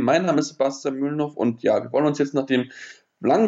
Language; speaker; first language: German; native; German